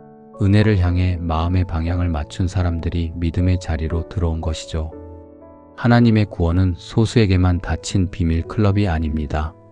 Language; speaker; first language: Korean; native; Korean